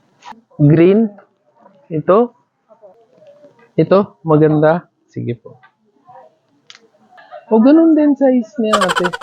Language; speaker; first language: Filipino; non-native, learner; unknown